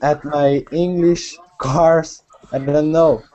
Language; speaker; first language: English; non-native, learner; Portuguese